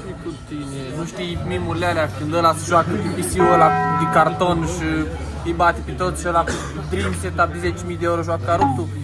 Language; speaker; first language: Romanian; native; Romanian